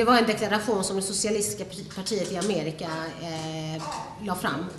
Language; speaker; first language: Swedish; early bilingual, other home language; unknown